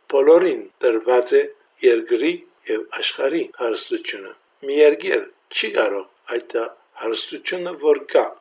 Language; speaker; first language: Armenian; early bilingual, heritage; Armenian